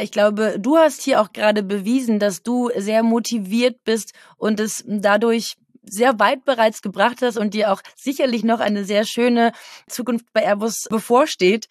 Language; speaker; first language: German; native; German